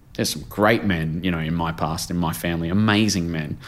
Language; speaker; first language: English; native; English